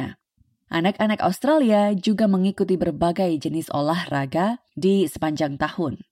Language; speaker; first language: Indonesian; native; Indonesian